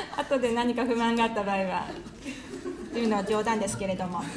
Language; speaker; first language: Japanese; native; Japanese